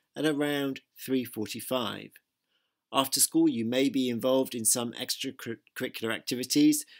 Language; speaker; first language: English; native; English